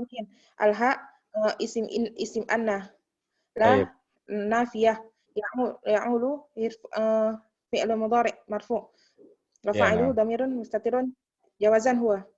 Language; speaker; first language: Arabic; non-native, learner; Indonesian